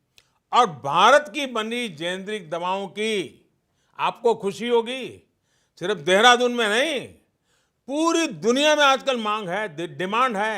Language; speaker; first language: Hindi; non-native, local second language; Gujarati